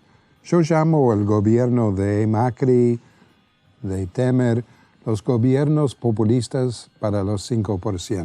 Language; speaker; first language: Spanish; non-native, fluent; English